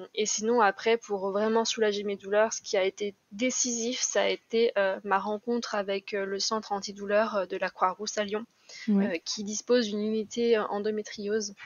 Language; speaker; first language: French; native; French